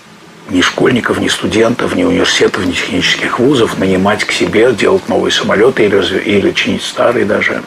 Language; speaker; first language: Russian; native; Russian